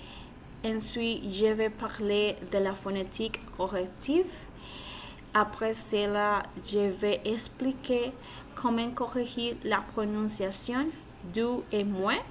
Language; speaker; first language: French; non-native, learner; Spanish